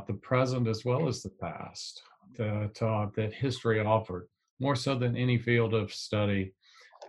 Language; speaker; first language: English; native; English